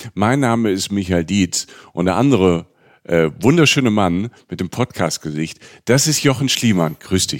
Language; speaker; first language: German; native; German